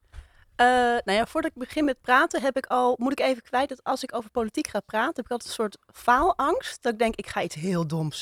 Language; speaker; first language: Dutch; native; Dutch